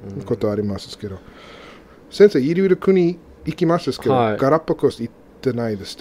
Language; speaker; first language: Japanese; non-native, fluent; English